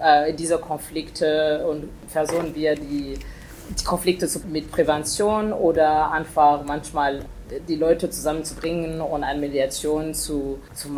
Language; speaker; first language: German; non-native, fluent; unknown